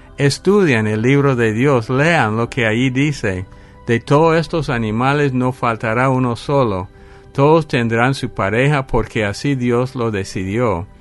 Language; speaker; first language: Spanish; non-native, fluent; English